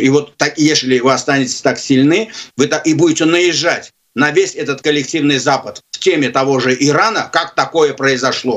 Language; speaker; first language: Russian; non-native, local second language; Azerbaijani